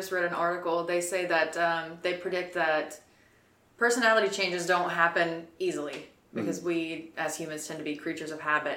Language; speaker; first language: English; native; English